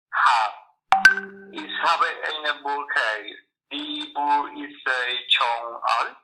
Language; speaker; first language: German; non-native, learner; Spanish